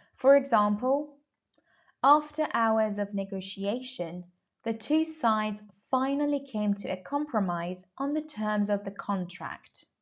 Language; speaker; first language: English; non-native, fluent; Persian